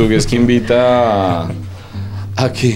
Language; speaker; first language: Portuguese; non-native, learner; Spanish